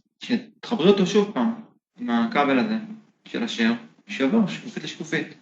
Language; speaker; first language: Hebrew; native; Hebrew